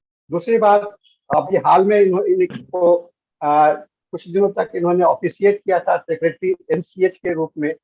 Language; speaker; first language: Hindi; native; Hindi